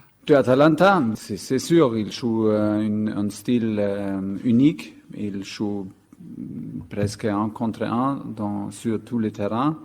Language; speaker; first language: French; non-native, fluent; German